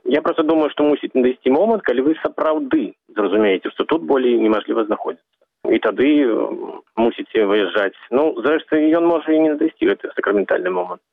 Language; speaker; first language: Belarusian; native; Belarusian